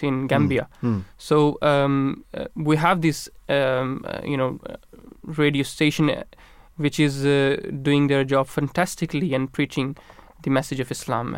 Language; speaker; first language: English; non-native, local second language; Urdu